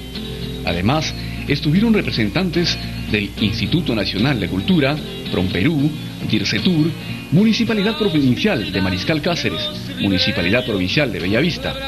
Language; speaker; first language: Spanish; native; Spanish